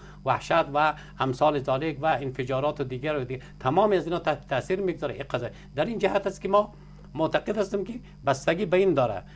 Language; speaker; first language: Persian; native; Persian